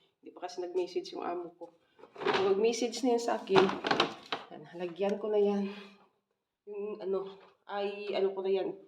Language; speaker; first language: Filipino; non-native, local second language; Cebuano